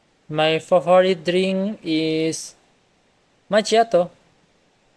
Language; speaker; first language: English; non-native, learner; Indonesian